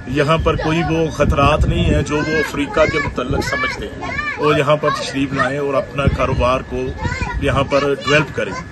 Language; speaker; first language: Urdu; native; Urdu